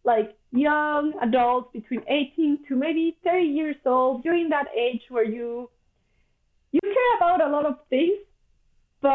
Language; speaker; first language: English; non-native, fluent; Spanish